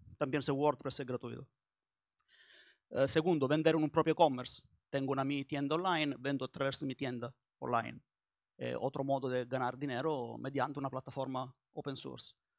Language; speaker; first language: Spanish; non-native, learner; Italian